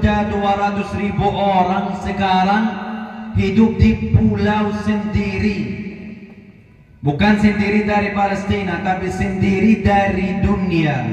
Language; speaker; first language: Indonesian; non-native, fluent; Arabic